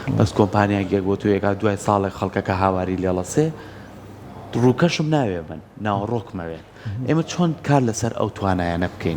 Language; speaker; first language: Central Kurdish; native; Central Kurdish